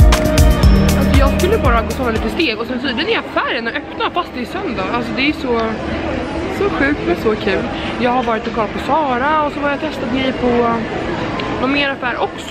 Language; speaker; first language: Swedish; native; Swedish